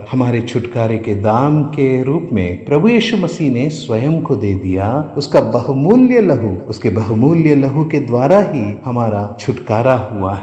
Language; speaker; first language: Hindi; native; Hindi